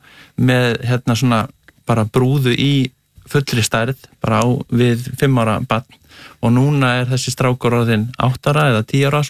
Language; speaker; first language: Icelandic; native; Icelandic